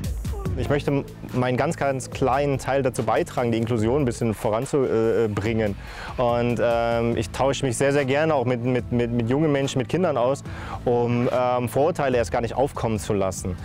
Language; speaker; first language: German; native; German